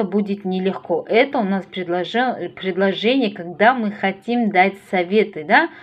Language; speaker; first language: Russian; non-native, local second language; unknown